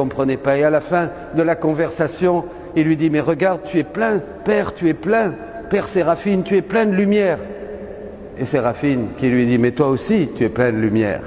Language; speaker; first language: French; native; French